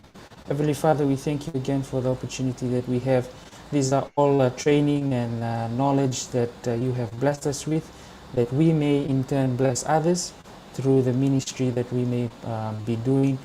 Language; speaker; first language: English; non-native, local second language; Fijian